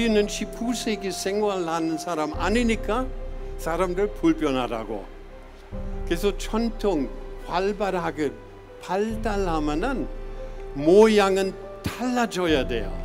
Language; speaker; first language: Korean; non-native, fluent; German